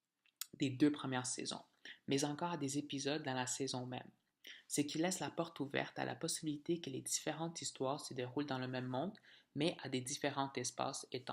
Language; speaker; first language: French; native; French